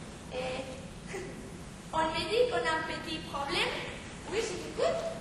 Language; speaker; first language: French; non-native, learner; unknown